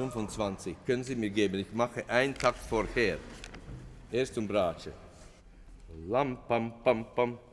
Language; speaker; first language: German; non-native, fluent; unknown